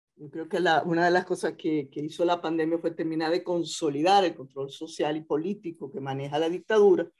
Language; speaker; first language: Spanish; native; Spanish